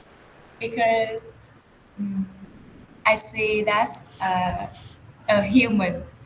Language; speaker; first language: English; non-native, learner; Vietnamese